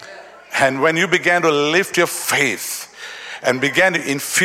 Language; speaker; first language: English; non-native, local second language; Tamil